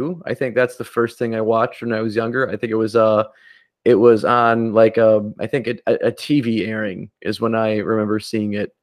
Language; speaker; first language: English; native; English